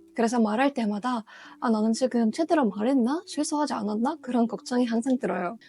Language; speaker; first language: Korean; non-native, fluent; Russian